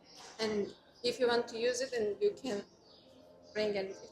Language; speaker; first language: English; non-native, learner; Turkish